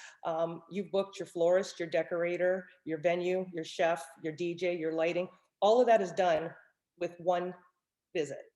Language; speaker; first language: English; native; English